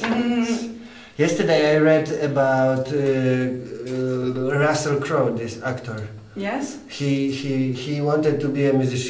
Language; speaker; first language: English; non-native, fluent; Polish